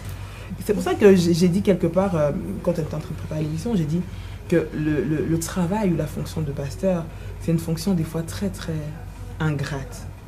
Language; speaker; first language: French; non-native, local second language; Lingala